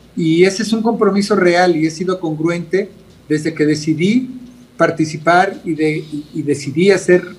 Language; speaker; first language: Spanish; native; Spanish